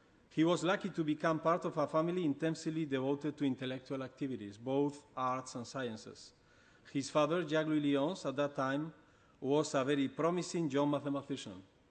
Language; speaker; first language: English; non-native, fluent; Basque